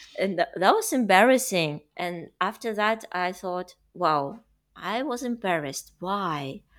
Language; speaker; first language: English; non-native, fluent; Russian